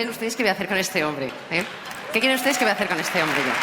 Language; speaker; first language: Spanish; native; Spanish